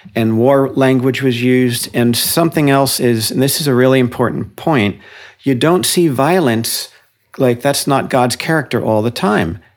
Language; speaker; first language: English; native; English